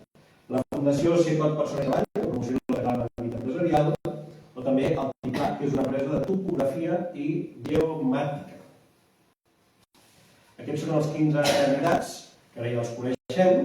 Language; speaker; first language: Catalan; native; Catalan